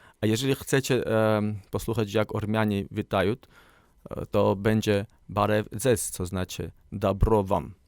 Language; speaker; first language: Polish; non-native, learner; Armenian